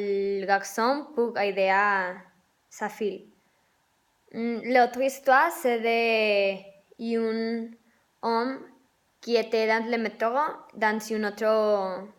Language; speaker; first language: French; non-native, learner; Spanish